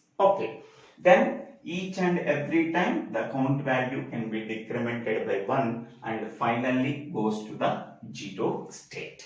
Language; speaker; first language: English; non-native, local second language; Telugu